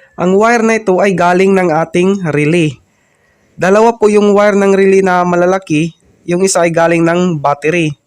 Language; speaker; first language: Filipino; non-native, local second language; Cebuano